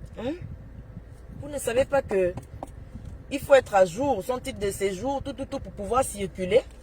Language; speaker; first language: French; native; French